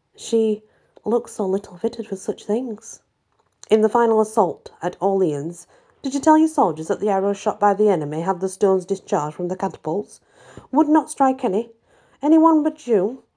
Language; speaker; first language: English; native; English